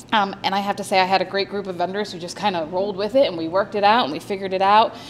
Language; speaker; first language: English; native; English